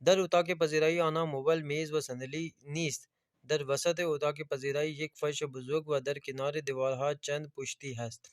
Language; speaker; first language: Persian; non-native, fluent; Urdu